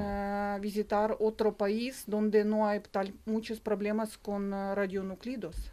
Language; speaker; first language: Spanish; non-native, learner; Ukrainian